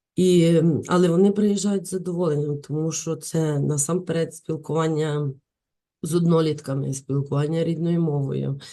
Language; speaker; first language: Ukrainian; native; Ukrainian